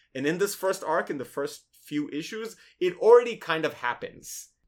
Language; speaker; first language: English; non-native, fluent; Hebrew